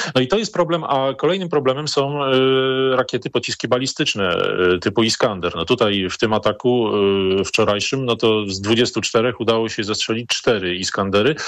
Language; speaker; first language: Polish; native; Polish